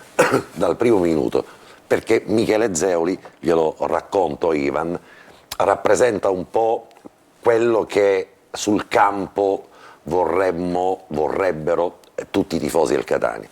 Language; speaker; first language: Italian; native; Italian